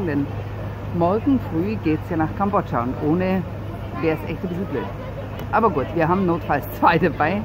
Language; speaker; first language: German; native; German